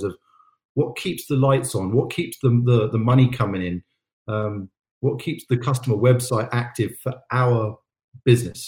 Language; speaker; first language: English; native; English